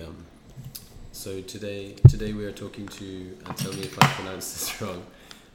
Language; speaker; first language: English; native; English